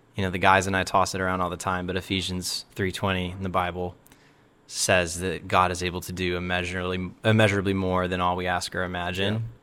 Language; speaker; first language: English; native; English